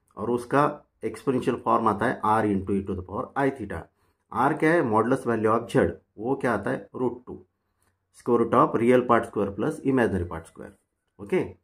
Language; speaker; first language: Hindi; non-native, local second language; Marathi